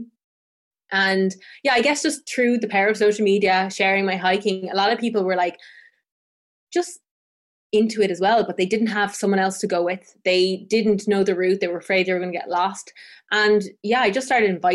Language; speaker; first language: English; native; English